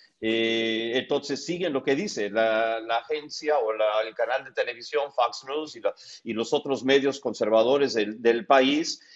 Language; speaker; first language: Spanish; early bilingual, heritage; Spanish